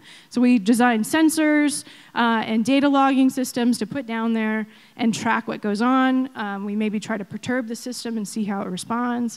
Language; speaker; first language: English; native; English